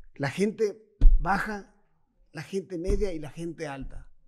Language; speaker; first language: Spanish; native; Spanish